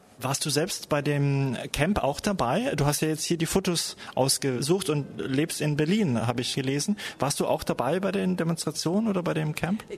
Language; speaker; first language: German; native; German